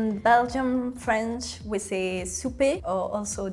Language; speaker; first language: English; non-native, fluent; French